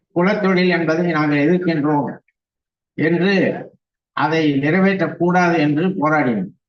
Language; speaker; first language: Tamil; native; Tamil